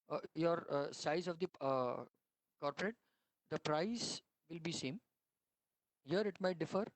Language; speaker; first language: English; non-native, local second language; Hindi